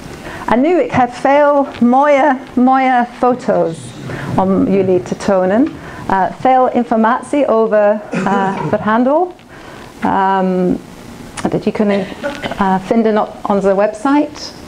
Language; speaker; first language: Dutch; non-native, learner; English